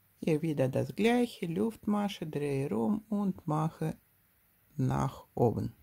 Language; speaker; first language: German; non-native, learner; Russian